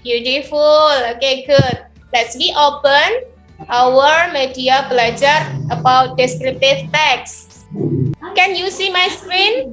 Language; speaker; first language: English; non-native, learner; Indonesian